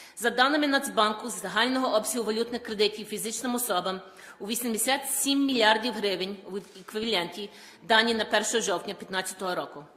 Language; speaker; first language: Ukrainian; early bilingual, heritage; Ukrainian